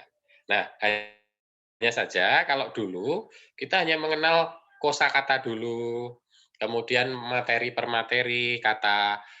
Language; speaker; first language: Indonesian; native; Indonesian